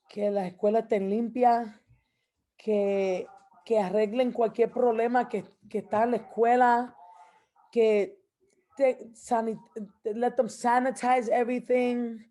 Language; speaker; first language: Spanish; early bilingual, heritage; Spanish